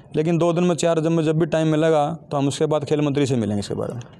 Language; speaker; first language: Hindi; native; Hindi